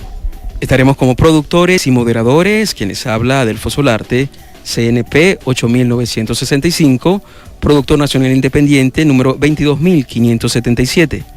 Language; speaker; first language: Spanish; native; Spanish